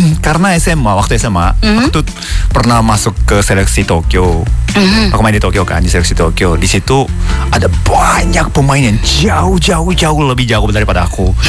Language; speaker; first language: Indonesian; non-native, fluent; Japanese